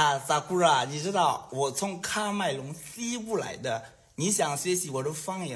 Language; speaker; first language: Chinese; non-native, learner; Ghomala